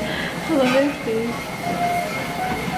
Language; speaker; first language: German; non-native, fluent; Chinese